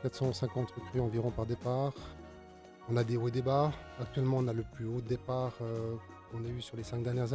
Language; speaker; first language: French; native; French